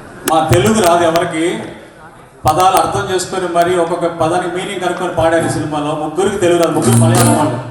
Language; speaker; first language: Telugu; native; Telugu